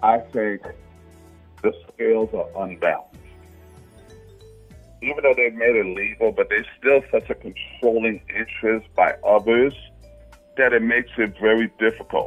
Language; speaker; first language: English; non-native, fluent; Haitian Creole